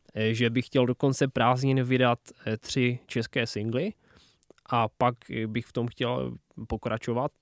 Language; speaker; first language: Czech; non-native, local second language; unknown